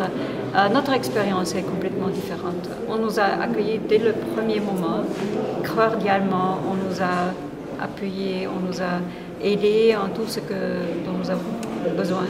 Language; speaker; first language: French; non-native, fluent; Spanish